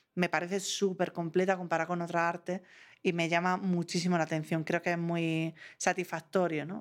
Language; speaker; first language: Spanish; native; Spanish